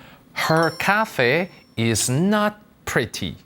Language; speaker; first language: English; non-native, fluent; Korean